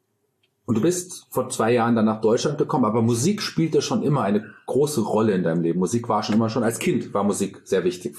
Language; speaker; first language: German; native; German